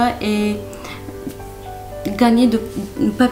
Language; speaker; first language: French; non-native, learner; Kurdish